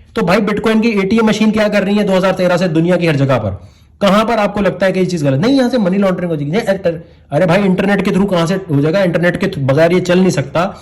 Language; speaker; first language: Urdu; native; Urdu